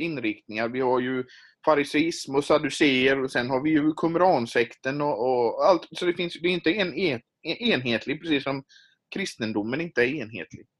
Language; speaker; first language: Swedish; native; Swedish